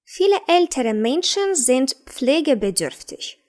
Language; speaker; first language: German; non-native, fluent; Ukrainian